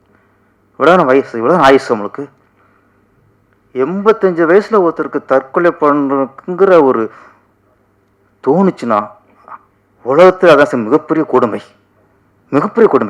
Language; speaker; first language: Tamil; native; Tamil